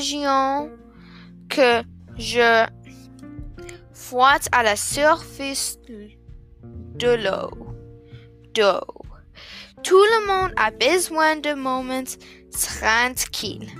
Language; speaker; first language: French; non-native, learner; English